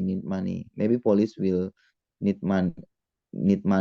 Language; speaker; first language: English; non-native, learner; Indonesian